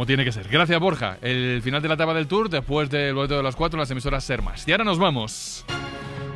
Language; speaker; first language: Spanish; native; Spanish